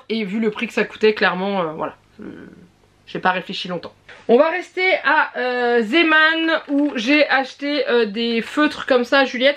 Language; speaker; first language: French; native; French